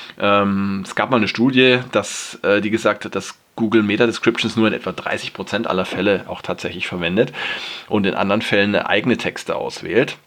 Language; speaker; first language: German; native; German